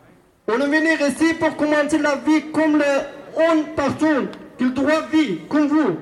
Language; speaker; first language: French; non-native, learner; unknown